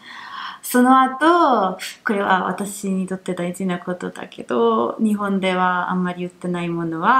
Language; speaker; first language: Japanese; non-native, fluent; Italian